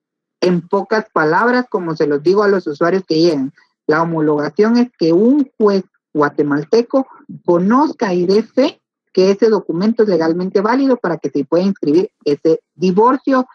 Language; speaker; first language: Spanish; native; Spanish